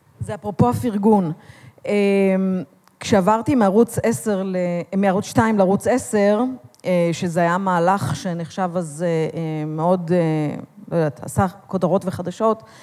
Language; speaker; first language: Hebrew; native; Hebrew